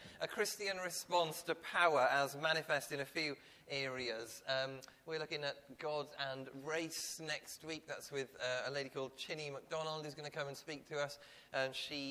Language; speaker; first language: English; native; English